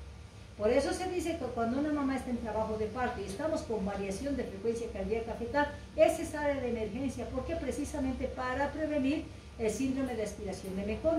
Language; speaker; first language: Spanish; native; Spanish